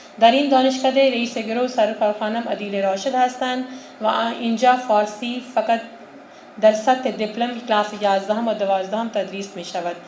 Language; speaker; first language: Persian; non-native, fluent; Urdu